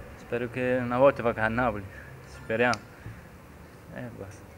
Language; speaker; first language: Italian; early bilingual, heritage; German